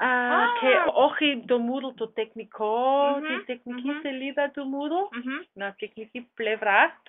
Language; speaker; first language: Greek; non-native, learner; German